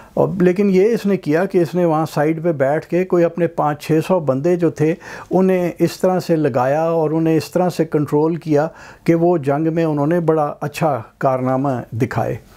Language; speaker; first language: Urdu; native; Urdu